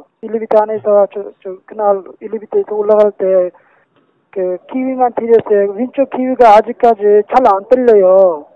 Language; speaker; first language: Korean; non-native, learner; Uzbek